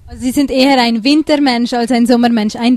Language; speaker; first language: German; native; German